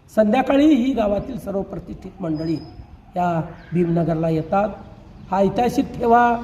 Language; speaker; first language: Marathi; native; Marathi